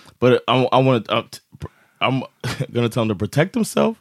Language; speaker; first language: English; native; English